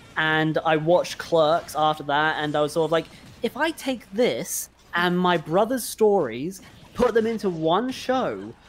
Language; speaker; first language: English; native; English